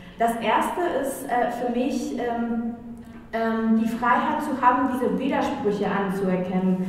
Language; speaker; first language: German; non-native, fluent; Spanish